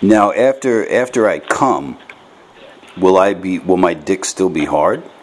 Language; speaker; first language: English; native; English